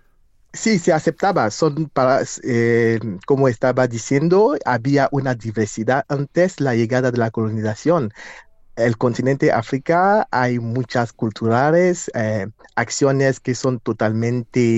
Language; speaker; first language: Spanish; non-native, fluent; English